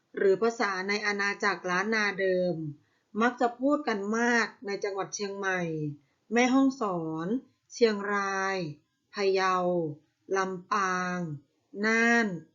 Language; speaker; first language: Thai; native; Thai